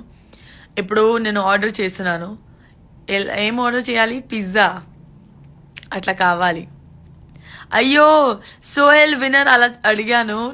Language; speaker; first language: Telugu; non-native, learner; Gujarati